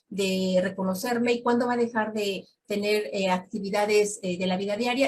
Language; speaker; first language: Spanish; native; Spanish